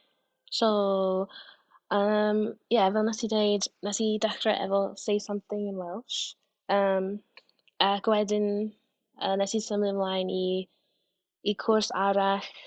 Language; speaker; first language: Welsh; non-native, fluent; English